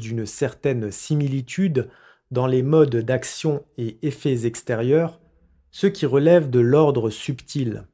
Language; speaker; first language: French; native; French